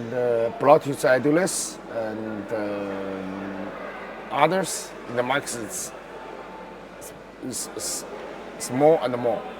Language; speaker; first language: English; non-native, learner; Chinese